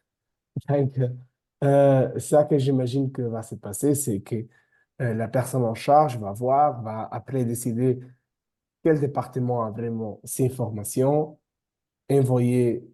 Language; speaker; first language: French; non-native, fluent; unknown